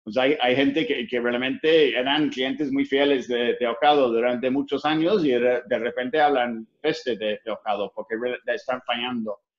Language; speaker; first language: Spanish; non-native, fluent; English